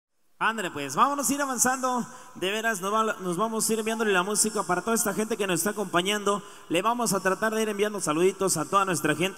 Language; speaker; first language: Spanish; native; Spanish